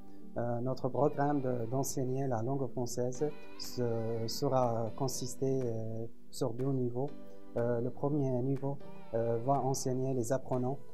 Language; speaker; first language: French; non-native, fluent; Arabic